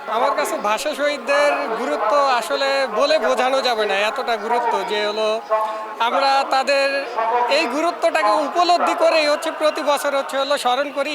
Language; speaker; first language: Bangla; native; Bangla